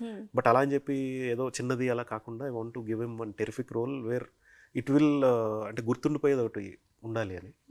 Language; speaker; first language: Telugu; native; Telugu